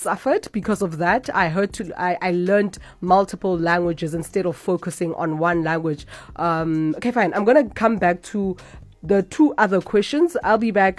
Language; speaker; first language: English; non-native, local second language; South Ndebele